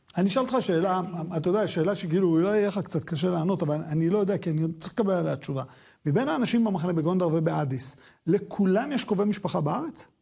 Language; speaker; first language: Hebrew; native; Hebrew